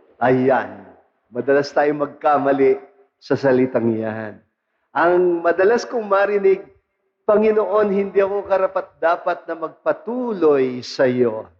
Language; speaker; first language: Filipino; non-native, local second language; Pampanga